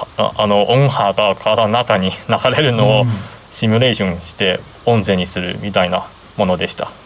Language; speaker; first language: Japanese; non-native, fluent; Chinese